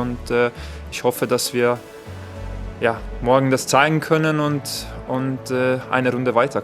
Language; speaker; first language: German; non-native, fluent; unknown